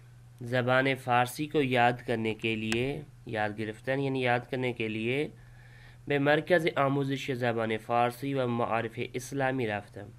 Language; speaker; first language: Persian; non-native, fluent; Urdu